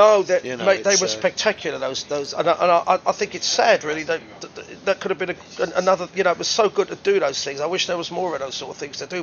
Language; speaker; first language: English; native; English